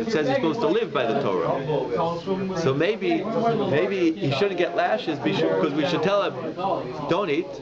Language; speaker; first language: English; native; English